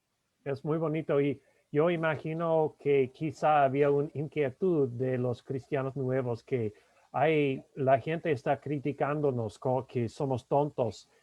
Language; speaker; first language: Spanish; non-native, fluent; English